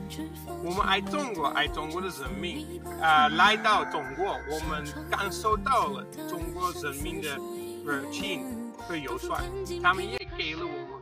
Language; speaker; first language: Chinese; non-native, learner; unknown